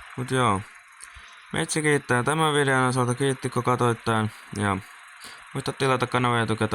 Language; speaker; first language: Finnish; native; Finnish